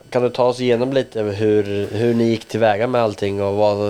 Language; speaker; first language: Swedish; native; Swedish